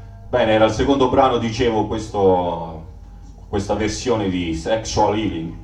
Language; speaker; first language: Italian; native; Italian